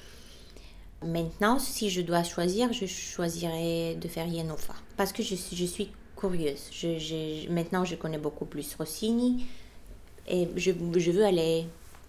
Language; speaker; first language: French; non-native, fluent; Bulgarian